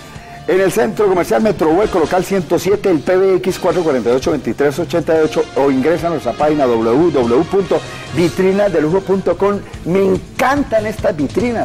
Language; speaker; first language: Spanish; native; Spanish